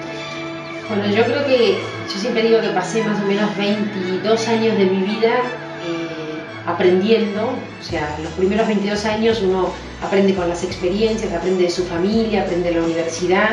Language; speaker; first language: Spanish; native; Spanish